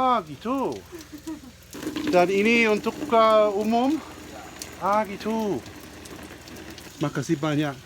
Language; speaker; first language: Indonesian; non-native, learner; English